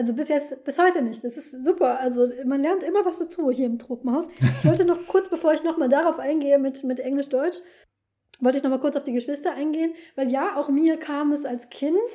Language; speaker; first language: German; native; German